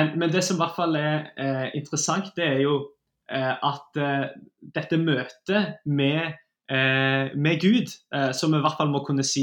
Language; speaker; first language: Norwegian; native; Norwegian